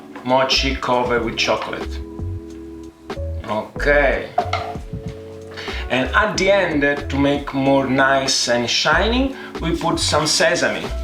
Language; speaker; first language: English; non-native, fluent; Italian